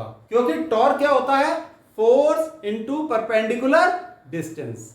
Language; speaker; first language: Hindi; native; Hindi